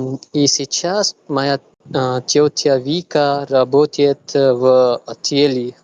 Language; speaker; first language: Russian; non-native, learner; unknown